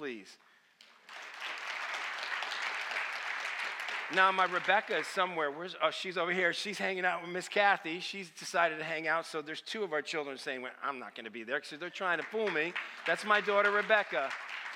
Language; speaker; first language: English; early bilingual, other home language; Italian